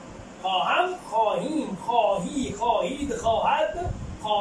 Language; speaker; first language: Persian; non-native, fluent; Urdu